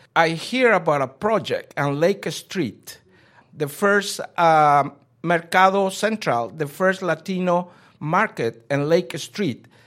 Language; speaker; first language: English; non-native, fluent; Spanish